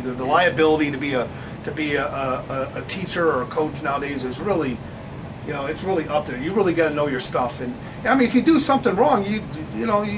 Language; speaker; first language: English; native; English